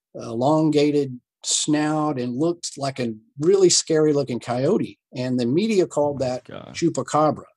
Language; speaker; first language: English; native; English